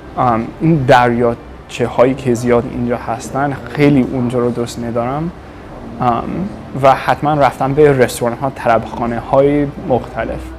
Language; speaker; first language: Persian; non-native, fluent; English